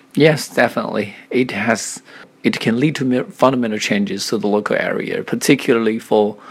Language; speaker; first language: English; non-native, fluent; Chinese